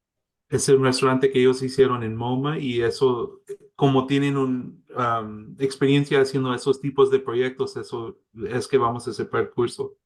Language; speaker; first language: Spanish; early bilingual, heritage; English